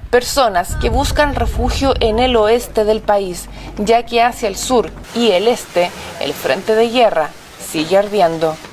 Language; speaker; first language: Spanish; native; Spanish